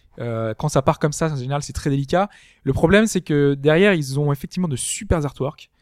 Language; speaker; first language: French; native; French